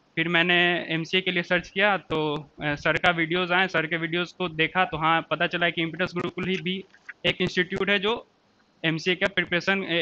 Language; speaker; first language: Hindi; native; Hindi